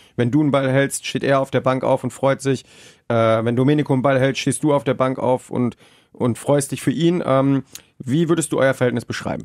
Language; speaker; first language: German; native; German